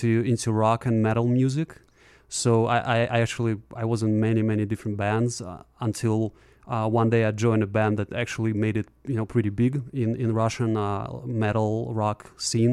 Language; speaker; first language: English; non-native, fluent; Russian